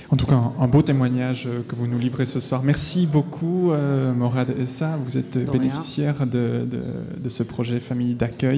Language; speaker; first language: French; native; French